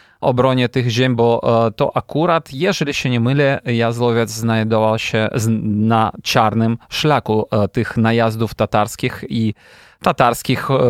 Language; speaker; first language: Polish; non-native, fluent; Ukrainian